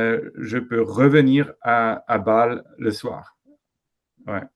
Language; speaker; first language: French; non-native, fluent; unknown